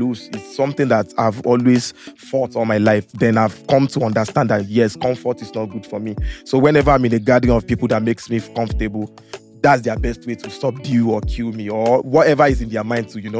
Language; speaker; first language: English; non-native, local second language; Yoruba